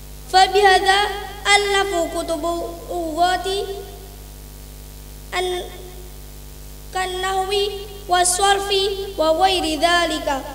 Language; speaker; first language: Arabic; non-native, learner; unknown